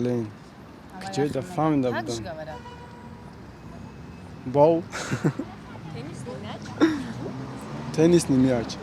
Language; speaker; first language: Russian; non-native, local second language; Tajik